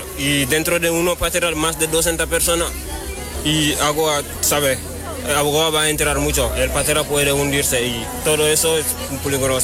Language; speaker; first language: Spanish; non-native, learner; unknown